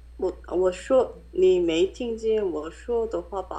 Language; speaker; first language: Chinese; non-native, learner; Korean